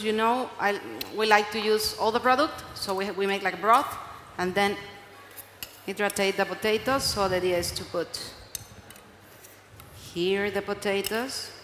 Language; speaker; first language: English; non-native, learner; Spanish